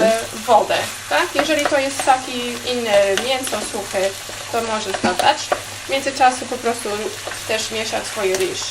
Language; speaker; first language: Polish; non-native, learner; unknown